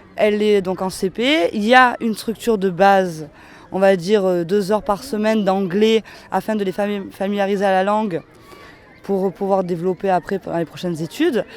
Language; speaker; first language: French; native; French